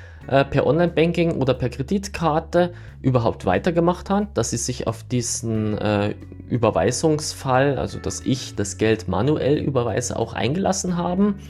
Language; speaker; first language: German; native; German